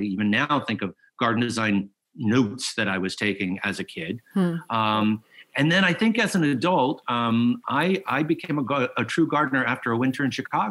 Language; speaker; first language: English; native; English